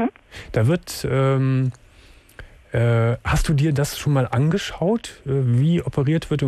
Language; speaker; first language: German; native; German